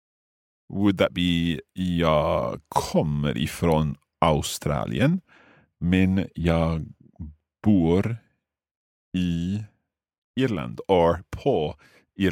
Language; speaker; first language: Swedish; non-native, learner; English